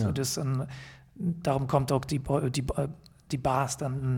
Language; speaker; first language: Dutch; non-native, fluent; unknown